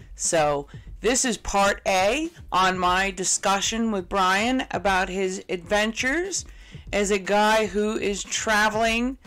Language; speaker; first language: English; native; English